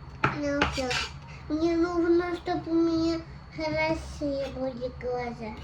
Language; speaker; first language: Russian; early bilingual, other home language; Armenian